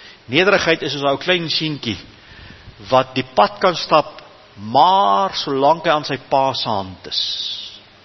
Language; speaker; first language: Afrikaans; native; Afrikaans